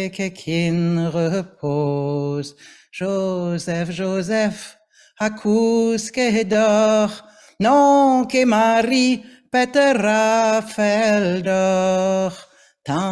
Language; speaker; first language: Welsh; non-native, fluent; French